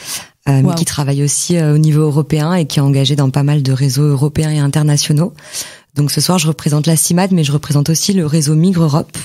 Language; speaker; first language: French; native; French